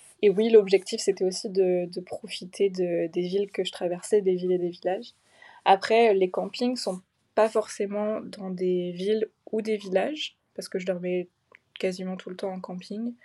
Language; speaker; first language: French; native; French